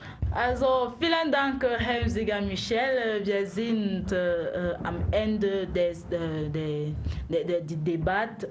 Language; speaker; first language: German; non-native, fluent; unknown